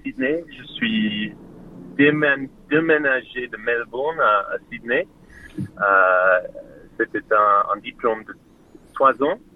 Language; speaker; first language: French; non-native, fluent; English